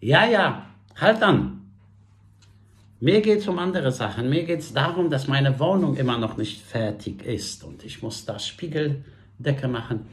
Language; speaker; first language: German; non-native, fluent; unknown